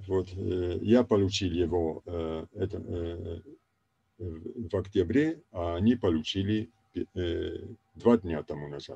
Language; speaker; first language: Russian; non-native, fluent; Italian